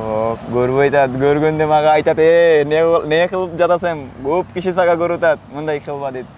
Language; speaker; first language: Kyrgyz; non-native, learner; Bangla